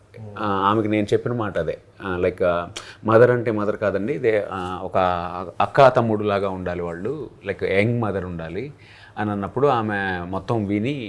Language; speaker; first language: Telugu; native; Telugu